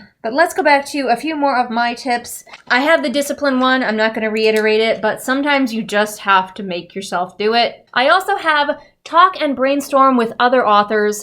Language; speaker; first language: English; native; English